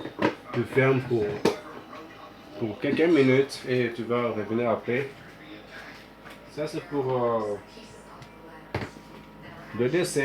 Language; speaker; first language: French; non-native, fluent; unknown